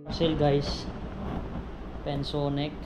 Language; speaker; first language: English; non-native, learner; Filipino